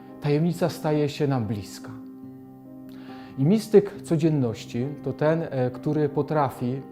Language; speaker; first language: Polish; native; Polish